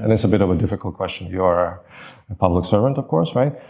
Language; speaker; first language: English; non-native, fluent; Latvian